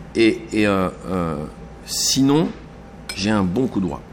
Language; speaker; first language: French; native; French